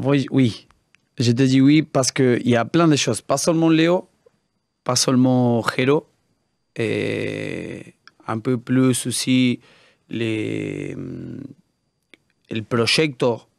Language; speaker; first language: French; non-native, learner; Spanish